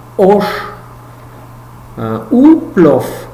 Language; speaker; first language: French; non-native, fluent; Uzbek